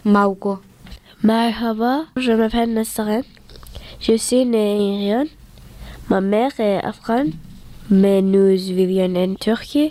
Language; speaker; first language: French; early bilingual, other home language; Turkish